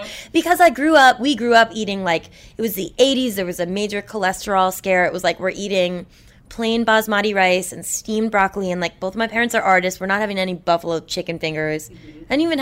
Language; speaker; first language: English; native; English